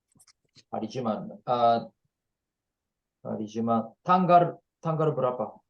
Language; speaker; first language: Indonesian; non-native, learner; Japanese